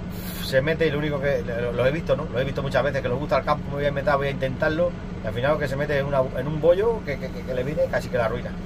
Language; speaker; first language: Spanish; native; Spanish